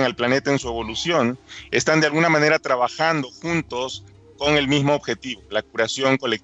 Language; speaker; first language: Spanish; native; Spanish